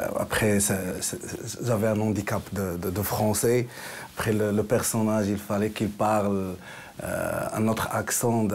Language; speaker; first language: French; non-native, local second language; Arabic